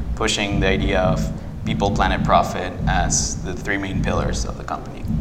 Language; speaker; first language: English; non-native, fluent; Spanish